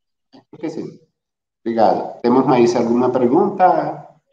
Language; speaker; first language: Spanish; non-native, learner; Portuguese